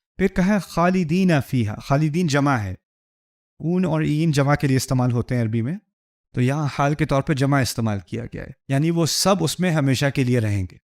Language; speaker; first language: Urdu; early bilingual, heritage; Urdu